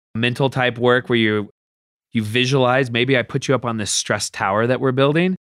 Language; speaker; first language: English; native; English